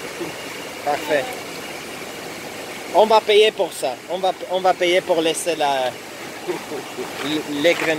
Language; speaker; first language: French; non-native, local second language; Slovak